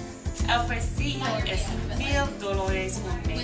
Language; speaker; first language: Spanish; non-native, learner; English